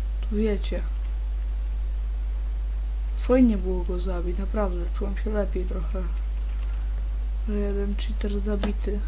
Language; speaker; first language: Polish; native; Polish